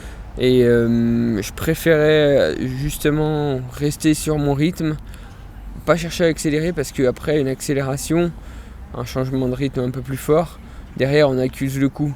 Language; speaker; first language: French; native; French